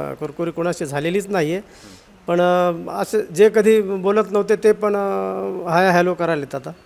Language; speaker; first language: Marathi; native; Marathi